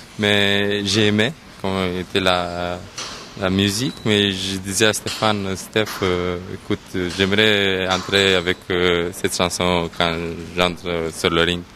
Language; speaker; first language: French; non-native, fluent; Romanian